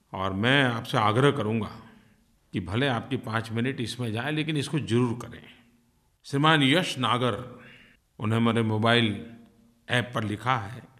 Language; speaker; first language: Hindi; non-native, local second language; Gujarati